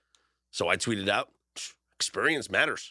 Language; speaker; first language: English; native; English